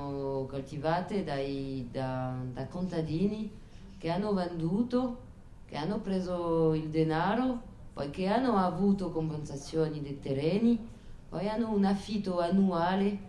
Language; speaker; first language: Italian; non-native, fluent; French